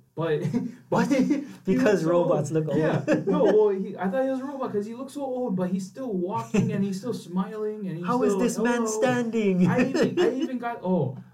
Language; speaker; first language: English; native; English